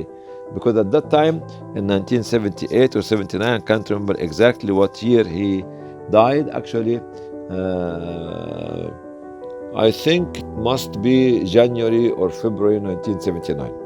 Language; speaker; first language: English; non-native, fluent; Arabic